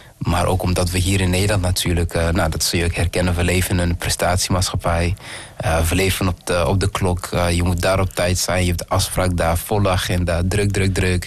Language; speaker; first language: Dutch; early bilingual, other home language; Kinyarwanda